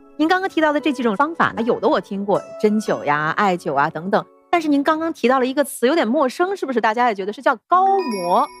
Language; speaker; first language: Chinese; native; Chinese